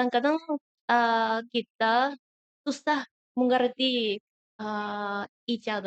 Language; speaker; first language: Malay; non-native, learner; Japanese